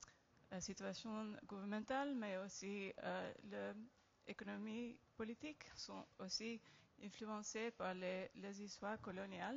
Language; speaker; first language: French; non-native, learner; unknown